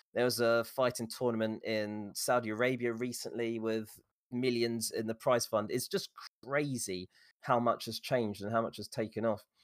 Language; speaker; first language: English; native; English